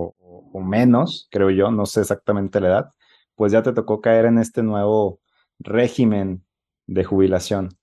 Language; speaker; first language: Spanish; native; Spanish